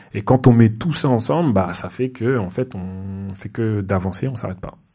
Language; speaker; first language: French; native; French